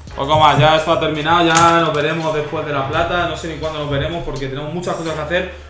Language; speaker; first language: Spanish; native; Spanish